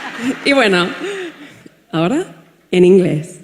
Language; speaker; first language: Spanish; non-native, fluent; English